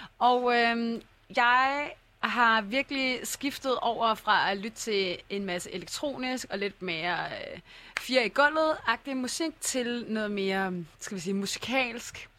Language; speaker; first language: Danish; native; Danish